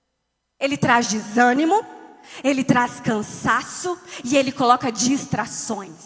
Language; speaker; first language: Portuguese; native; Portuguese